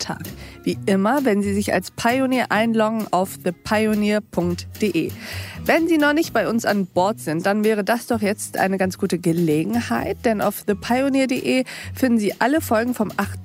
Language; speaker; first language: German; native; German